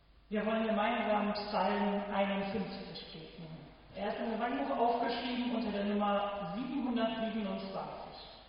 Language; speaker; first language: German; native; German